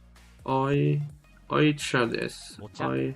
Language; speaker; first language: Japanese; non-native, learner; Swiss German